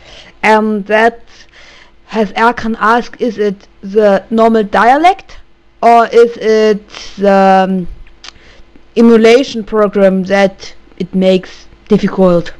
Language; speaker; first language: English; non-native, learner; German